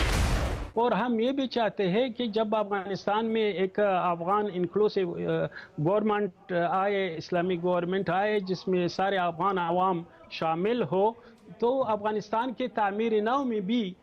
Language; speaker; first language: Hindi; non-native, fluent; Pashto